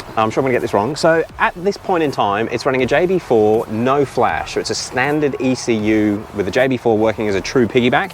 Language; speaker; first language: English; native; English